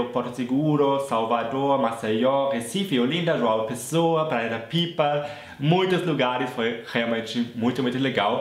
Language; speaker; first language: Portuguese; non-native, fluent; German